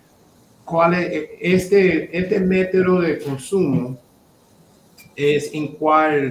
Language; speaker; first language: Spanish; non-native, fluent; English